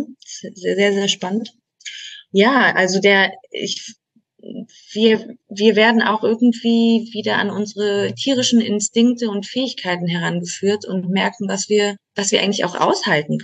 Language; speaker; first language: German; native; German